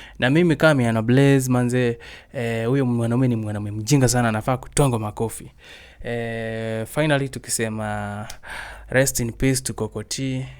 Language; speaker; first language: Swahili; native; Swahili